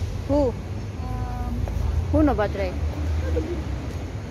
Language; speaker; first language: English; non-native, learner; Indonesian